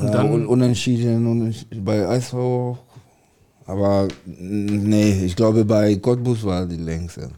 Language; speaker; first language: German; non-native, learner; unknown